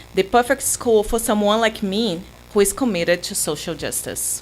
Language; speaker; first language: English; non-native, fluent; Portuguese